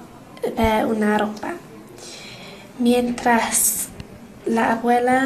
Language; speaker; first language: Spanish; non-native, learner; English